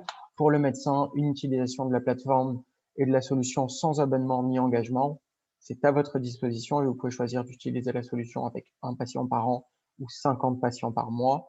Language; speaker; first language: French; native; French